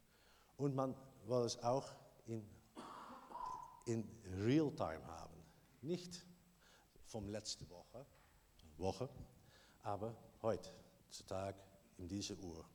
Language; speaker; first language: German; non-native, learner; Dutch